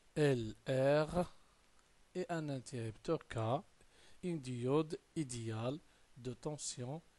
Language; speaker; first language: French; non-native, local second language; Arabic